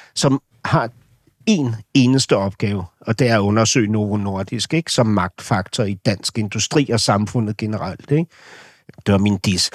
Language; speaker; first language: Danish; native; Danish